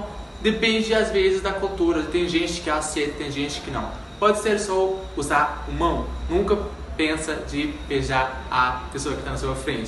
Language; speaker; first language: Portuguese; non-native, fluent; Arabic